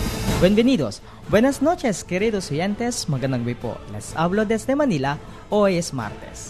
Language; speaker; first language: Spanish; non-native, fluent; Filipino